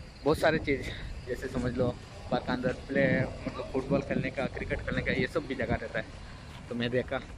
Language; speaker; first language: Hindi; non-native, local second language; Bangla